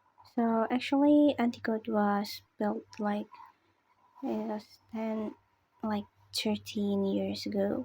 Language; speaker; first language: English; non-native, learner; Indonesian